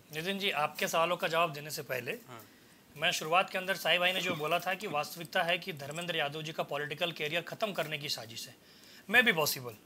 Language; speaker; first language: Hindi; native; Hindi